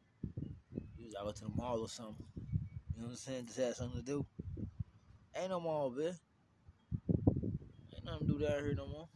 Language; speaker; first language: English; native; English